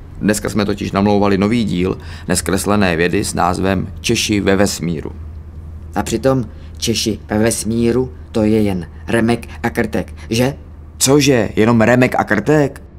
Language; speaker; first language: Czech; native; Czech